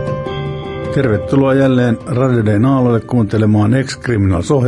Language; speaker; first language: Finnish; native; Finnish